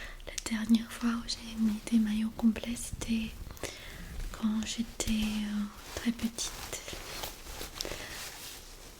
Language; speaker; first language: French; non-native, fluent; Armenian